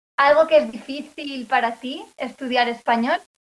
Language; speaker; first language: Spanish; native; Spanish